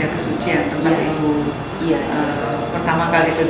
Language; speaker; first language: Indonesian; native; Indonesian